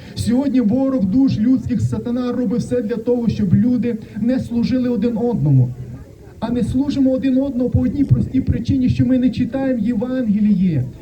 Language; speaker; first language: Ukrainian; non-native, local second language; Russian